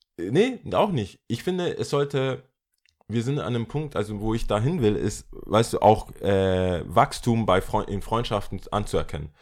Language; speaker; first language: German; early bilingual, other home language; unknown